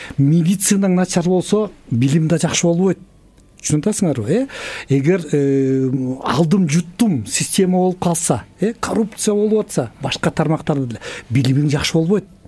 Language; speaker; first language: Kyrgyz; native; Kyrgyz